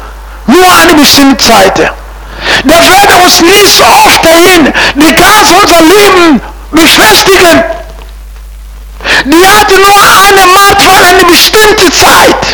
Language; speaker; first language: German; non-native, fluent; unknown